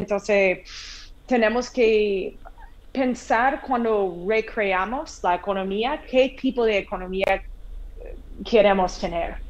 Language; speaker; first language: Spanish; non-native, fluent; English